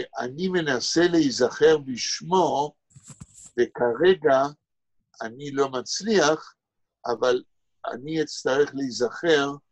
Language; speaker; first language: Hebrew; non-native, fluent; Yiddish